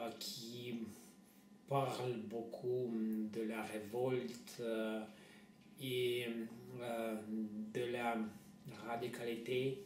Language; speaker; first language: French; non-native, fluent; Russian